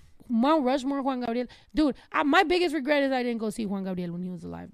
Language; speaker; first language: English; early bilingual, other home language; Spanish